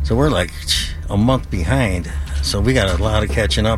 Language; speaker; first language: English; native; English